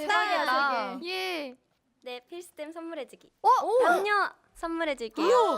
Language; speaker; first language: Korean; non-native, fluent; Japanese